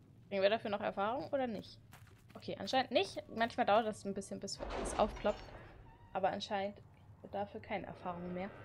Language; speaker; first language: German; native; German